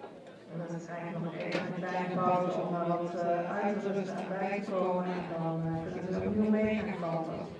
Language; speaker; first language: Dutch; native; Dutch